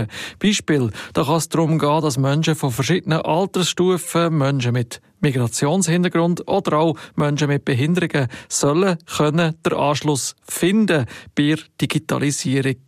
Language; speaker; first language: German; native; German